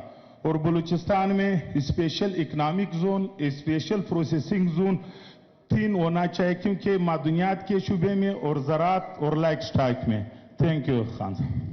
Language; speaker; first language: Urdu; non-native, local second language; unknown